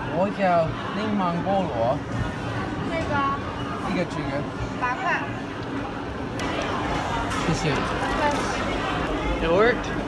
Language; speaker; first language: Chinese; non-native, learner; English